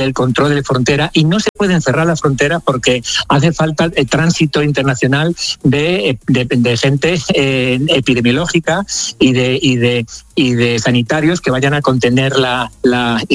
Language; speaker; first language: Spanish; native; Spanish